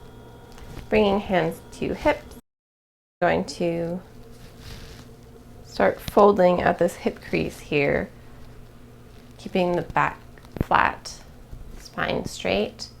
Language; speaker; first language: English; native; English